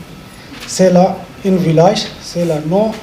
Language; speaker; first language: French; non-native, learner; Rohingya